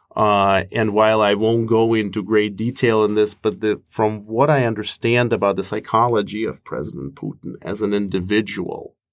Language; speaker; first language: English; non-native, fluent; Russian